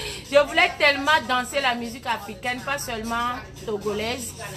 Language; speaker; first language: French; non-native, local second language; Ewe